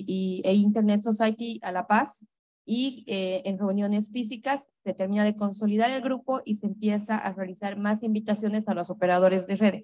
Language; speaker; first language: Spanish; native; Spanish